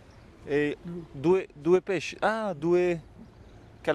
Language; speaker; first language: Italian; non-native, learner; French